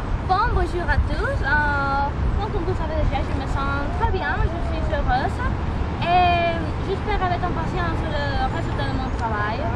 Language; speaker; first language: French; non-native, learner; Spanish